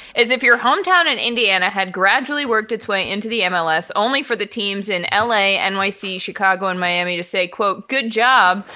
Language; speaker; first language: English; native; English